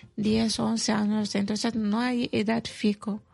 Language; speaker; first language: Spanish; non-native, fluent; Bambara